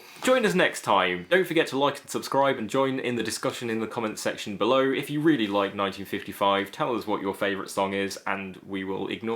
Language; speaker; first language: English; native; English